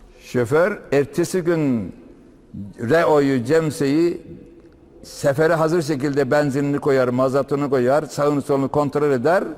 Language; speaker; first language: Turkish; native; Turkish